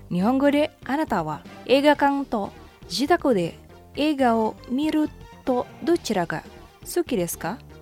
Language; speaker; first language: Japanese; non-native, fluent; Indonesian